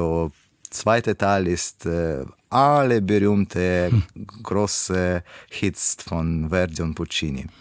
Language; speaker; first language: German; non-native, learner; Russian